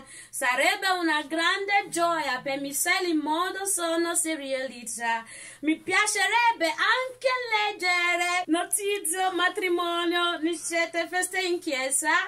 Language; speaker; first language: Italian; non-native, learner; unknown